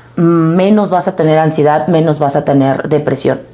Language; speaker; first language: Spanish; native; Spanish